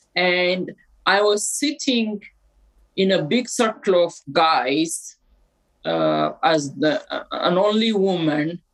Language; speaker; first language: English; non-native, fluent; Amharic